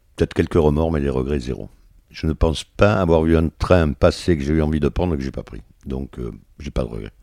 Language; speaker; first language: French; native; French